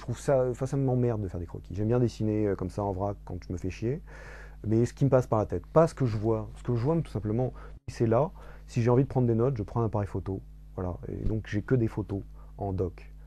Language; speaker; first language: French; native; French